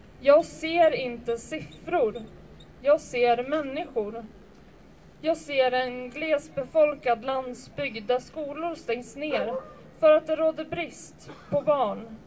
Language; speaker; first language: Swedish; early bilingual, other home language; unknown